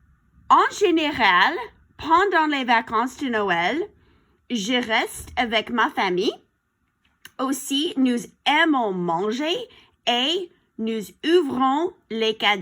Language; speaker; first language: French; non-native, fluent; English